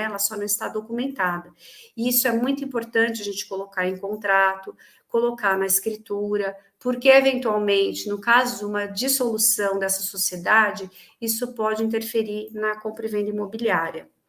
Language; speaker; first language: Portuguese; native; Portuguese